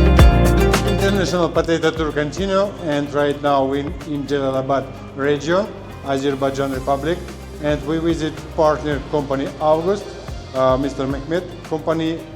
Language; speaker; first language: English; non-native, learner; Russian